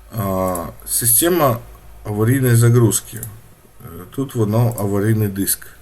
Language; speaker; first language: Ukrainian; non-native, local second language; Russian